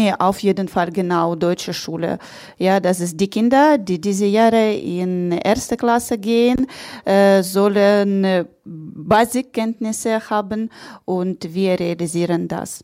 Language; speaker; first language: German; non-native, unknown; Ukrainian